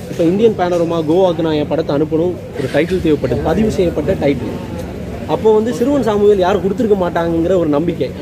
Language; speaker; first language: Tamil; native; Tamil